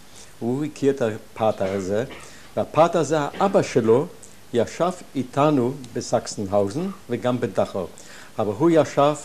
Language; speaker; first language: Hebrew; non-native, fluent; German